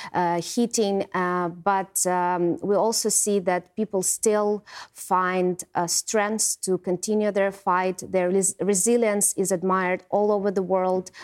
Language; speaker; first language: English; non-native, fluent; Ukrainian